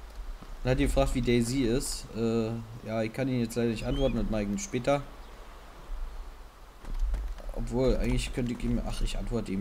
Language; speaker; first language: German; native; German